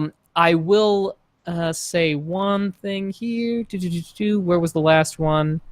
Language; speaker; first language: English; native; English